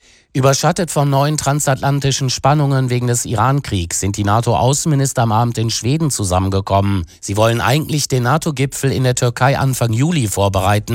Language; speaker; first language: German; native; German